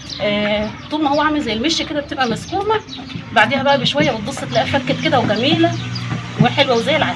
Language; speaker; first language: Arabic; native; Arabic